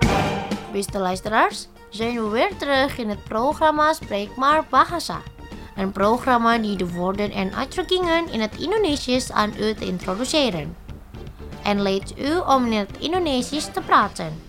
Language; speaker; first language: Dutch; non-native, fluent; Indonesian